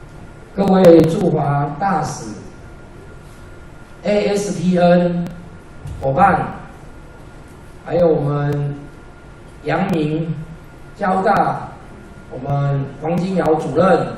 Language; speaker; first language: Chinese; native; Chinese